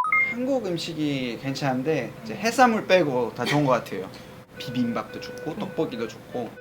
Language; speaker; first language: Korean; non-native, fluent; Uzbek